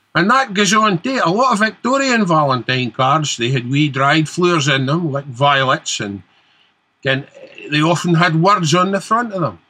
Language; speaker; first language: English; native; English